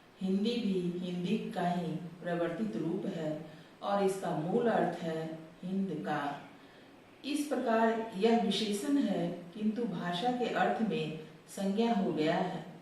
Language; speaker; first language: Hindi; native; Hindi